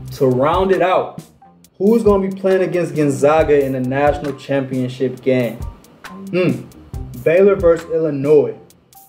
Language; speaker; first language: English; native; English